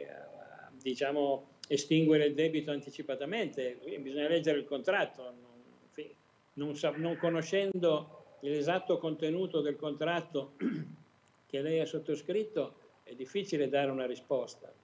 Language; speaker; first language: Italian; native; Italian